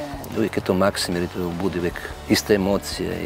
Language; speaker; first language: Croatian; native; Croatian